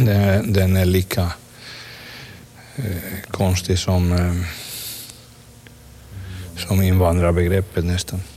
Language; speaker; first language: Swedish; non-native, fluent; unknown